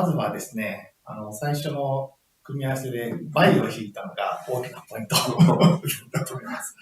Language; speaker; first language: Japanese; native; Japanese